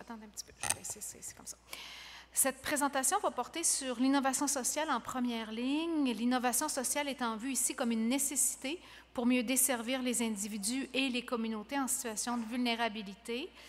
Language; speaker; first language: French; native; French